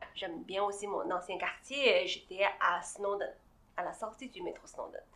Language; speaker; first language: French; non-native, fluent; Chinese